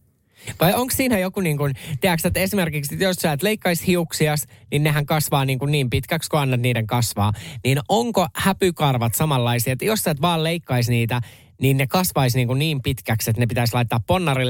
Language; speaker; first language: Finnish; native; Finnish